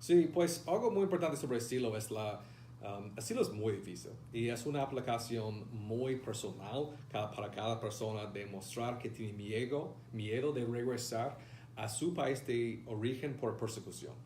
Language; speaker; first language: Spanish; non-native, fluent; English